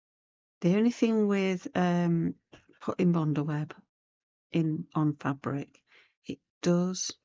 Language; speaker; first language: English; native; English